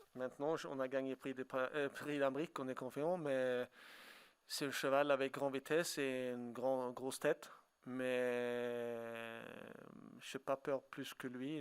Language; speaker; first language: French; non-native, fluent; Swedish